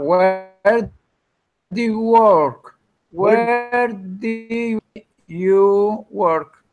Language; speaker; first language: English; non-native, learner; Spanish